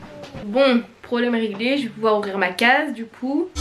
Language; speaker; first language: French; native; French